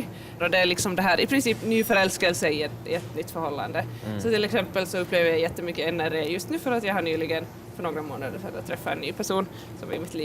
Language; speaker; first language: Swedish; native; Swedish